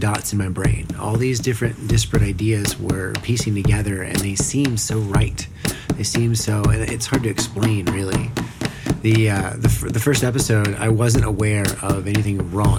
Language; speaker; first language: English; native; English